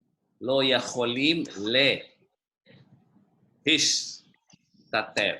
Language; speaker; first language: Hebrew; non-native, fluent; Indonesian